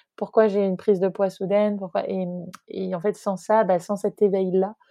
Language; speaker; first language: French; native; French